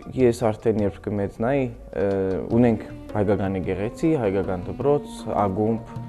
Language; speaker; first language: Armenian; early bilingual, heritage; Armenian